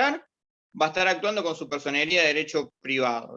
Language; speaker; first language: Spanish; native; Spanish